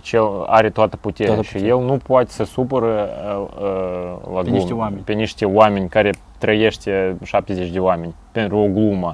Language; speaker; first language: Romanian; non-native, local second language; Russian